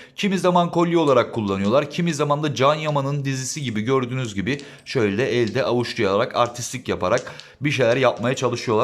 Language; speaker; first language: Turkish; native; Turkish